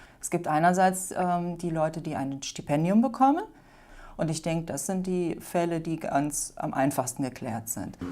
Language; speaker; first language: German; native; German